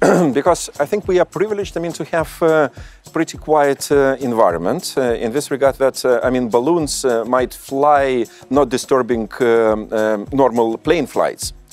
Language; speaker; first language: English; non-native, fluent; Lithuanian